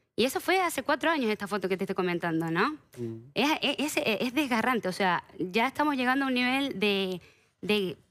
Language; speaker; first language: Spanish; native; Spanish